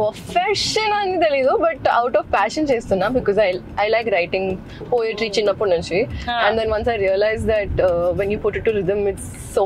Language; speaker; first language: Telugu; non-native, local second language; Hindi